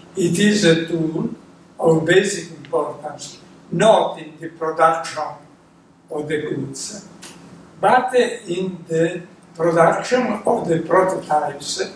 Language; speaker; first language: English; non-native, fluent; Italian